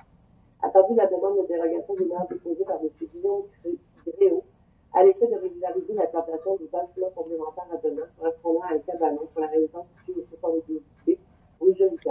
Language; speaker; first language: French; native; French